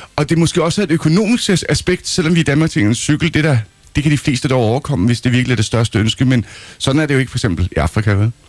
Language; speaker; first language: Danish; native; Danish